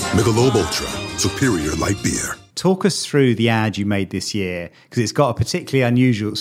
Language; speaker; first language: English; native; English